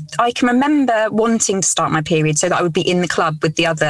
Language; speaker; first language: English; native; English